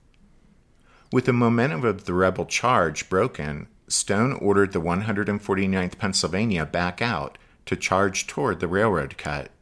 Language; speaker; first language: English; native; English